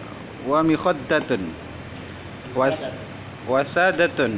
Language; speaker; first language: Arabic; non-native, learner; Indonesian